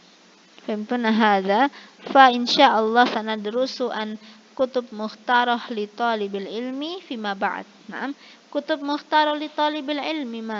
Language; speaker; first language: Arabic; non-native, fluent; Indonesian